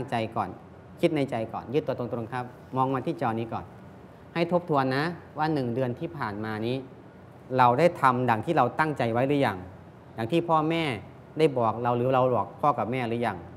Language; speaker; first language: Thai; native; Thai